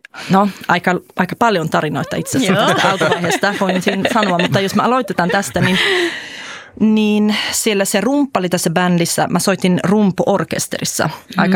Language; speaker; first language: Finnish; early bilingual, heritage; Finnish